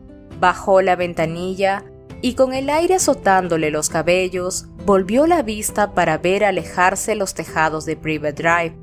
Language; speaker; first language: Spanish; native; Spanish